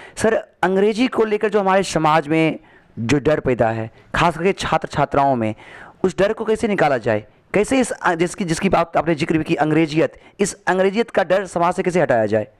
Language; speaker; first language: Hindi; native; Hindi